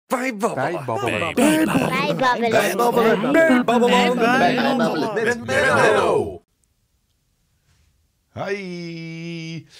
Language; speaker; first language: Dutch; native; Dutch